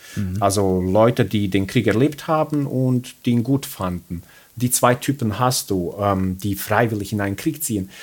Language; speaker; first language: German; early bilingual, other home language; Bosnian